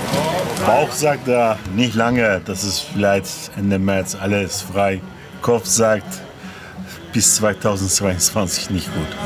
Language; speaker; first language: German; non-native, learner; Turkish